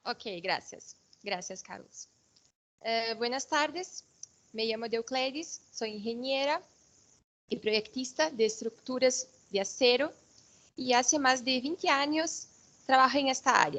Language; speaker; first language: Spanish; non-native, fluent; Portuguese